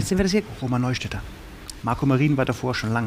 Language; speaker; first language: German; native; German